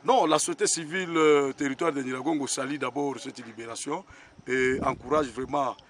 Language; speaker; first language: French; non-native, local second language; Swahili